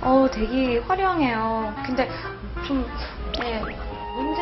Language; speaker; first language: Korean; non-native, learner; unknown